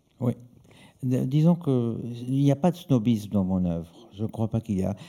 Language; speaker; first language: French; native; French